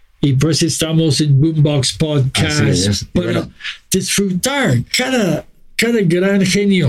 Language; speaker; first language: Spanish; non-native, fluent; English